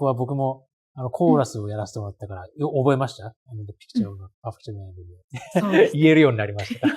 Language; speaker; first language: Japanese; native; Japanese